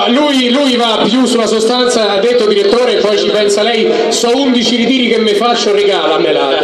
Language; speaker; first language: Italian; native; Italian